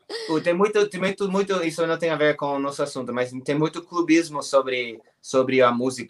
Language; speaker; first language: Portuguese; non-native, learner; English